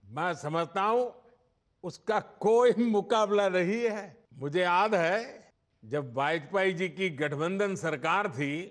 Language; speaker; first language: Hindi; non-native, local second language; Gujarati